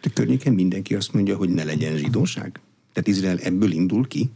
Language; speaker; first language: Hungarian; native; Hungarian